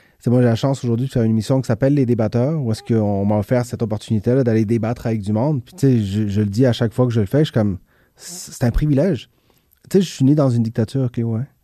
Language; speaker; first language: French; early bilingual, other home language; Spanish